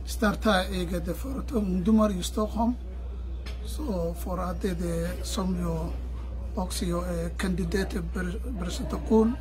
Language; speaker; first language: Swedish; non-native, learner; Somali